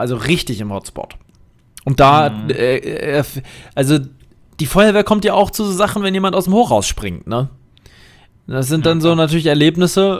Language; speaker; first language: German; native; German